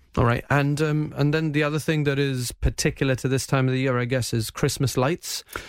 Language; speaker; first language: English; native; English